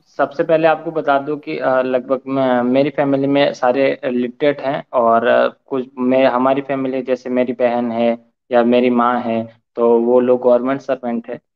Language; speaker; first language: Hindi; native; Hindi